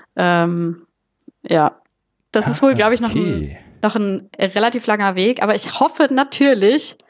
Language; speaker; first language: German; native; German